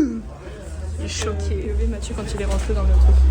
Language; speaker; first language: French; native; French